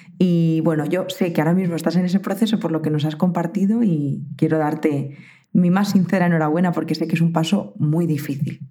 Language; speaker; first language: Spanish; native; Spanish